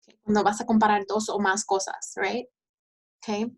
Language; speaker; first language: Spanish; early bilingual, heritage; Spanish